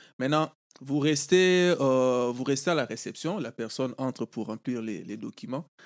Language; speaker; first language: French; non-native, local second language; Lingala